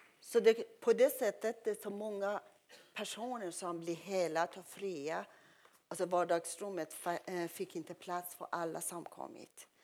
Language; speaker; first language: Swedish; non-native, fluent; Persian